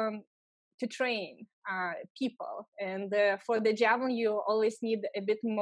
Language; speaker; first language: English; non-native, fluent; Lithuanian